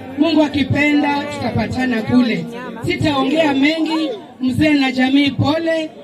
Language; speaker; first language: Swahili; non-native, local second language; Luyia